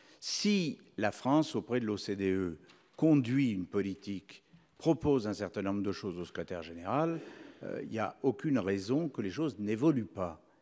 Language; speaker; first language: French; native; French